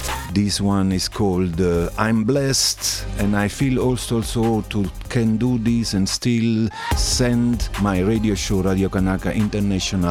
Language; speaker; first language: English; non-native, fluent; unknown